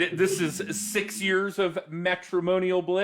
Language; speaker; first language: English; native; English